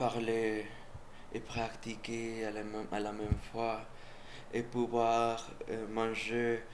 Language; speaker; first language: French; non-native, learner; Spanish